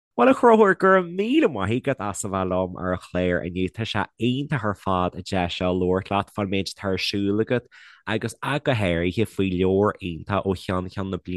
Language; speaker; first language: Irish; non-native, local second language; English